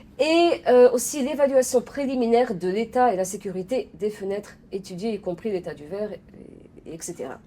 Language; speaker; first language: French; non-native, fluent; Polish